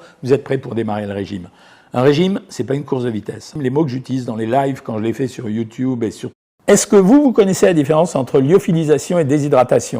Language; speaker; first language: French; native; French